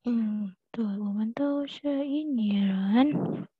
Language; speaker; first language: Chinese; non-native, learner; Indonesian